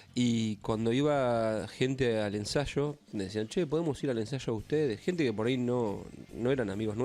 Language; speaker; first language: Spanish; native; Spanish